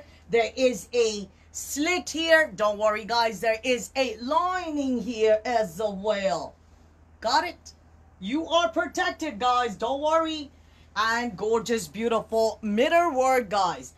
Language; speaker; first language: English; non-native, local second language; Urdu